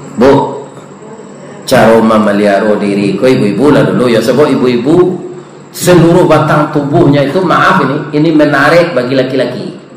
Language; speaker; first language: Malay; non-native, local second language; Minangkabau